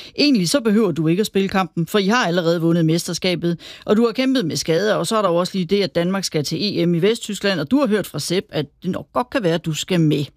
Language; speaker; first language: Danish; native; Danish